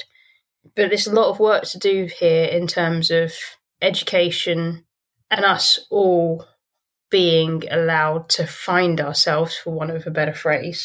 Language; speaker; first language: English; native; English